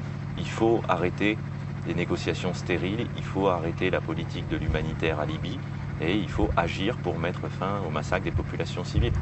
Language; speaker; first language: French; native; French